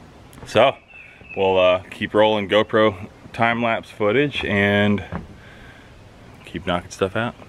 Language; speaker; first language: English; native; English